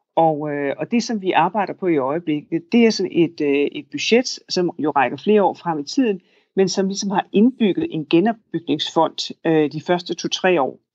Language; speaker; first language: Danish; native; Danish